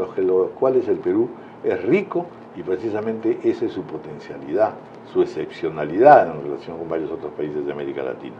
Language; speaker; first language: Spanish; native; Spanish